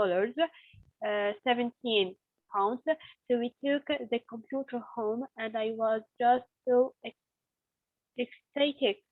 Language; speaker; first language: English; non-native, learner; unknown